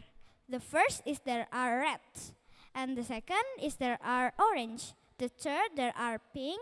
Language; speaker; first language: English; non-native, learner; Indonesian